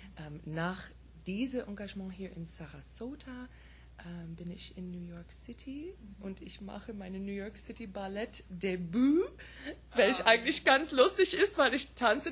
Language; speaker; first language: German; non-native, fluent; English